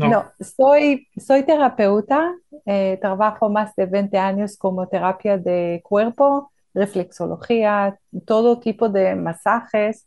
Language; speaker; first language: Spanish; non-native, fluent; Hebrew